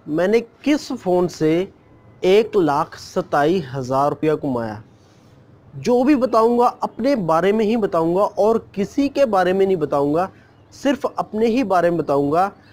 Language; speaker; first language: Hindi; non-native, local second language; Punjabi